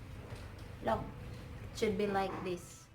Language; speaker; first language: English; non-native, local second language; Cebuano